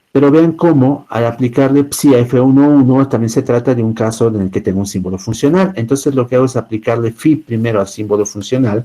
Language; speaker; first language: Spanish; native; Spanish